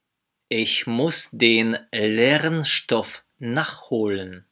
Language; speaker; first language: German; non-native, fluent; Polish